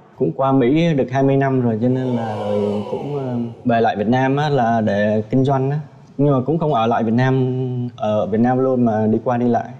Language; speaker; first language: Vietnamese; native; Vietnamese